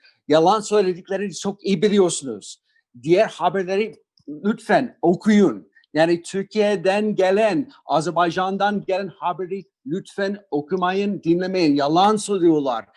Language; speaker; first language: Turkish; non-native, fluent; English